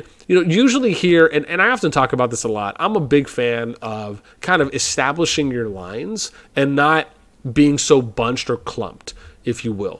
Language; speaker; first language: English; native; English